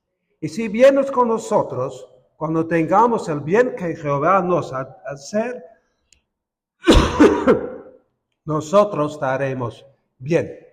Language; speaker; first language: Spanish; non-native, fluent; Dutch